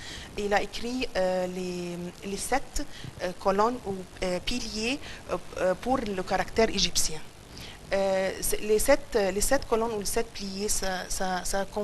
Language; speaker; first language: French; non-native, fluent; Arabic